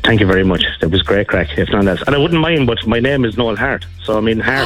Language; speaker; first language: English; native; English